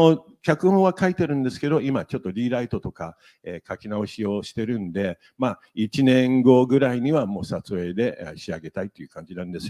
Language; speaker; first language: Japanese; native; Japanese